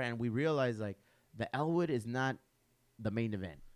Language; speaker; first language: English; early bilingual, other home language; Spanish